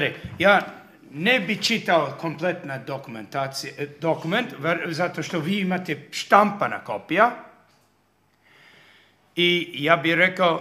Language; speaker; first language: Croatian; early bilingual, heritage; Serbian